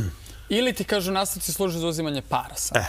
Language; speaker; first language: Serbian; native; Serbian